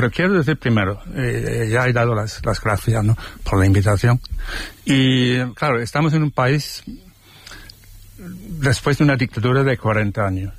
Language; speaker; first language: Spanish; non-native, fluent; English